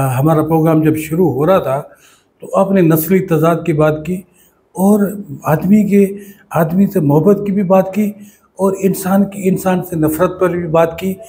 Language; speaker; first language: Urdu; non-native, local second language; Sindhi